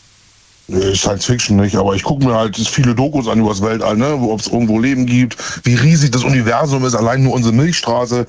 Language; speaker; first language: German; native; German